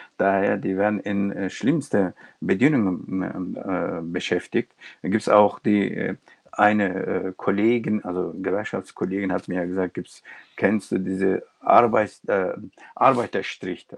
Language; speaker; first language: German; non-native, local second language; Turkish